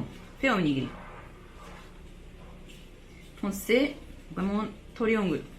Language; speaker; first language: French; non-native, fluent; Japanese